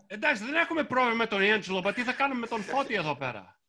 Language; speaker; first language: Greek; early bilingual, heritage; Greek